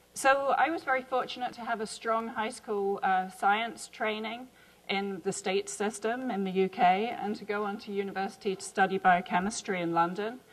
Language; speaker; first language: English; native; English